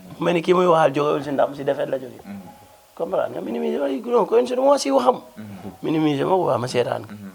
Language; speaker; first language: Wolof; native; Wolof